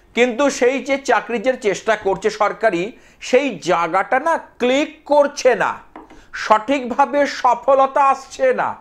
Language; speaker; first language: Bangla; native; Bangla